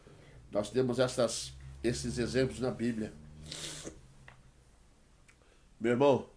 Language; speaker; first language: Portuguese; native; Portuguese